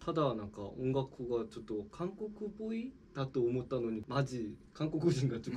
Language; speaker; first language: Japanese; non-native, fluent; Korean